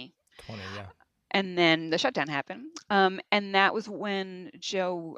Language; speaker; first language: English; native; English